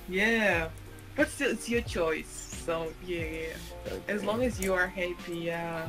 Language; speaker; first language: English; non-native, fluent; Uzbek